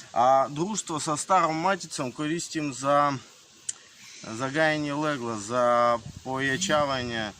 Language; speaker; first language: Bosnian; non-native, learner; Russian